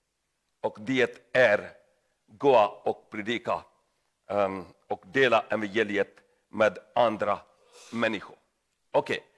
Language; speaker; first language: Swedish; non-native, learner; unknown